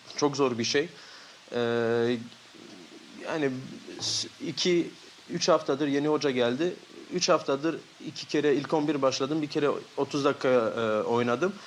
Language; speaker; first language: Turkish; early bilingual, heritage; Turkish